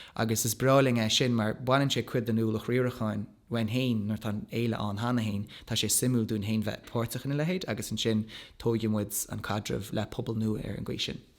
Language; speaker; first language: Irish; non-native, local second language; English